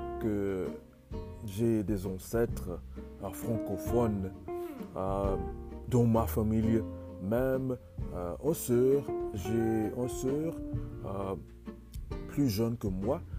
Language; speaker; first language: French; non-native, learner; English